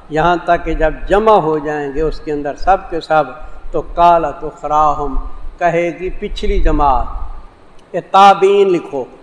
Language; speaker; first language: Urdu; non-native, local second language; Saraiki